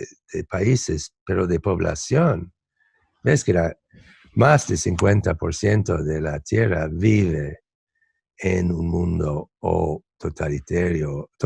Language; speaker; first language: Spanish; non-native, fluent; English